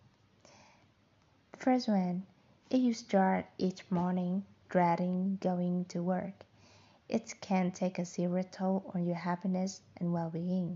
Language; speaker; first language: English; non-native, fluent; Vietnamese